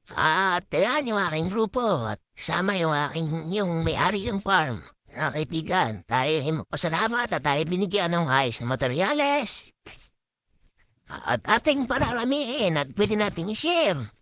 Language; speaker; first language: Filipino; non-native, local second language; Bikol